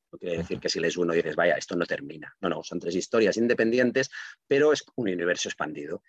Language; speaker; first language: Spanish; non-native, local second language; Catalan